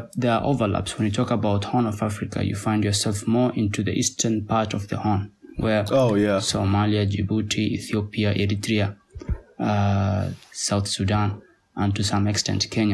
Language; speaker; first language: English; non-native, local second language; Somali